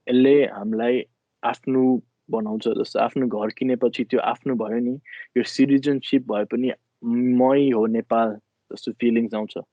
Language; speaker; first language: Nepali; early bilingual, other home language; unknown